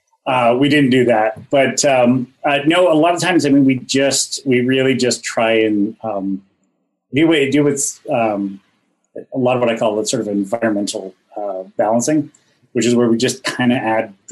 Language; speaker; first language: English; native; English